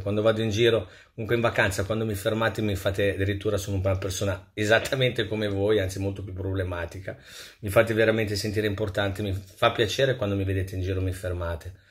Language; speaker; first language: Italian; native; Italian